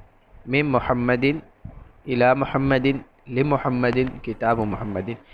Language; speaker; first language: Arabic; non-native, fluent; Urdu